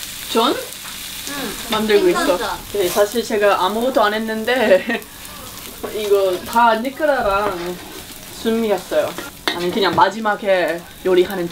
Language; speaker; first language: Korean; non-native, fluent; English